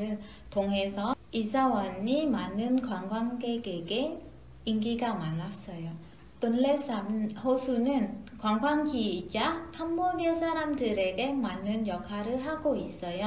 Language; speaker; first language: Korean; non-native, fluent; Khmer